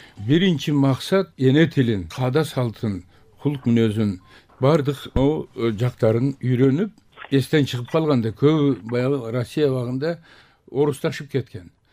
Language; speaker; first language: Kyrgyz; non-native, local second language; Tajik